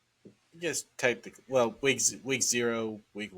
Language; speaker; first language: English; native; English